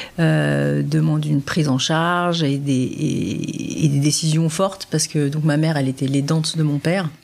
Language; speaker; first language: French; native; French